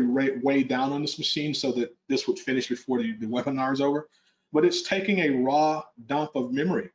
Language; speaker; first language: English; native; English